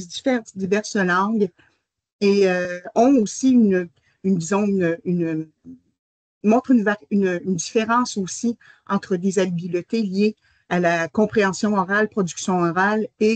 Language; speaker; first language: French; native; French